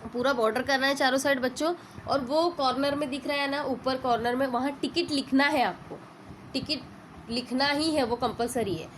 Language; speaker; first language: Hindi; non-native, local second language; Marathi